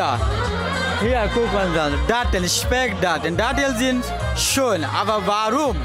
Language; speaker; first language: German; non-native, learner; Bangla